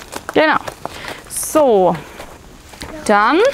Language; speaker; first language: German; native; German